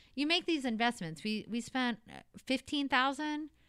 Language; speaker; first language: English; native; English